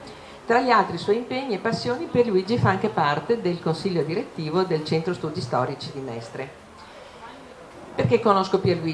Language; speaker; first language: Italian; native; Italian